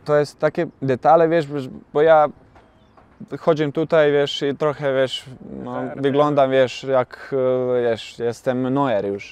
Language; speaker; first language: Polish; non-native, learner; Bosnian